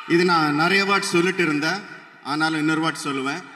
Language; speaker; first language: Tamil; non-native, local second language; Telugu